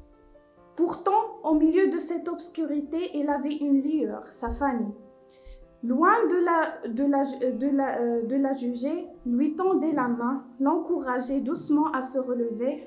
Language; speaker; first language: French; non-native, local second language; Arabic